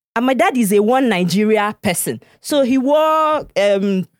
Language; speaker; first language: English; non-native, local second language; Igbo